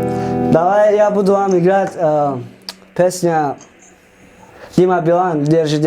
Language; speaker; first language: Russian; non-native, local second language; Tajik